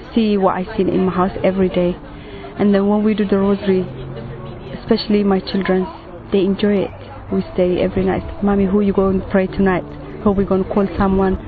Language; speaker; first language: English; non-native, fluent; Tigrinya